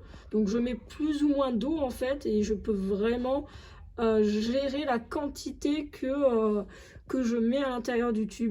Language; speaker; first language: French; native; French